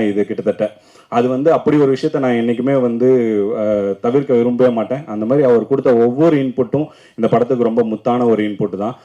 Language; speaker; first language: Tamil; native; Tamil